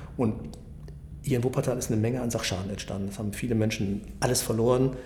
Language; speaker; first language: German; native; German